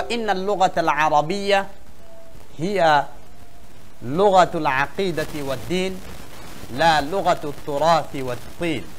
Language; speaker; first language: Arabic; non-native, fluent; Bangla